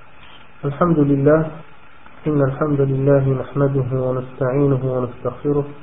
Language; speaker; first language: Arabic; non-native, fluent; French